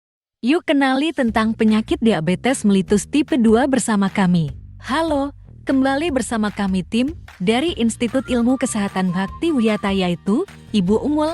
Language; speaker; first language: Indonesian; native; Indonesian